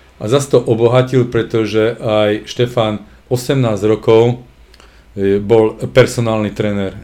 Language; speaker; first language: Slovak; native; Slovak